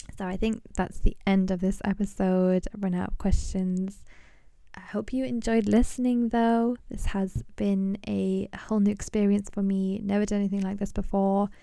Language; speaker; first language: English; early bilingual, other home language; Punjabi